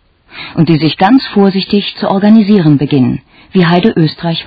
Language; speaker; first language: German; native; German